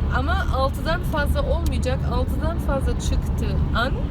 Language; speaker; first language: Turkish; native; Turkish